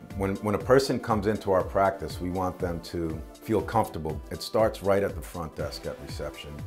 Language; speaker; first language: English; native; English